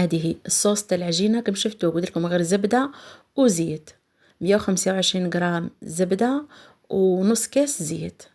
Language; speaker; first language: Arabic; native; Arabic